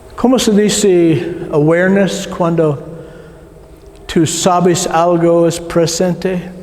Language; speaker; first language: Spanish; non-native, learner; English